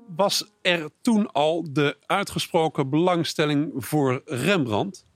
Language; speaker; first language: Dutch; native; Dutch